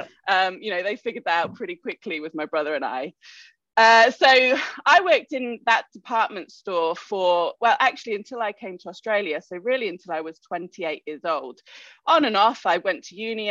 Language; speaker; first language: English; native; English